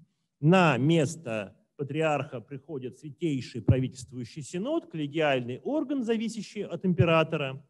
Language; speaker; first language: Russian; native; Russian